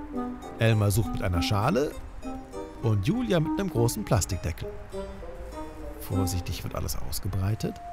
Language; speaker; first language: German; native; German